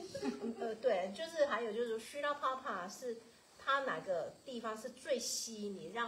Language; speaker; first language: Chinese; native; Chinese